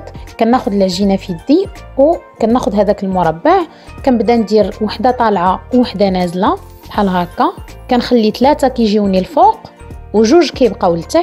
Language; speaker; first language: Arabic; native; Arabic